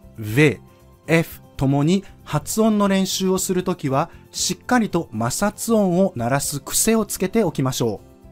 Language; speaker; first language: Japanese; native; Japanese